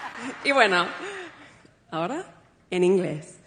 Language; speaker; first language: Spanish; non-native, fluent; English